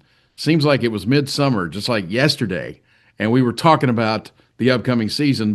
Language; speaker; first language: English; native; English